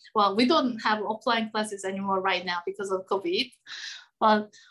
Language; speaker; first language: English; non-native, fluent; Korean